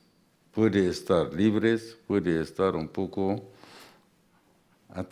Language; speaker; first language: Spanish; non-native, fluent; Arabic